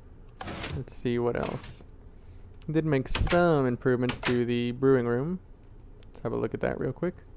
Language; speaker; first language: English; native; English